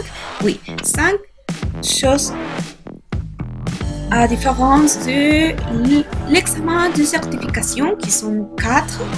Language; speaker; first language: French; non-native, learner; Spanish